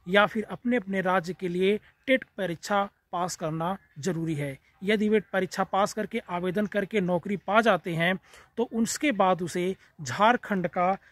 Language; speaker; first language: Hindi; native; Hindi